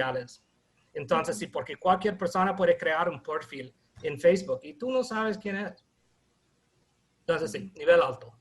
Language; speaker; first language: Spanish; non-native, fluent; English